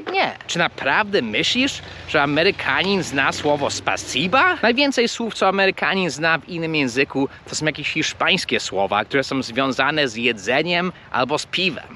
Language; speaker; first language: Polish; early bilingual, heritage; Polish